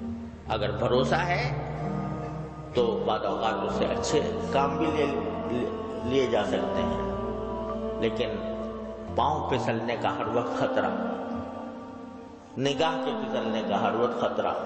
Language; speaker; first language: Urdu; native; Urdu